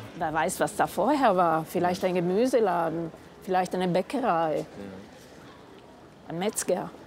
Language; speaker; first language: German; non-native, fluent; Italian